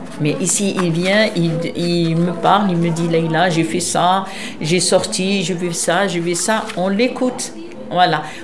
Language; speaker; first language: French; non-native, local second language; Arabic